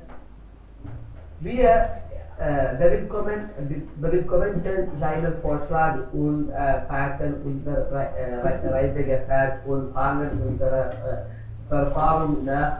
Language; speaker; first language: German; non-native, learner; Kannada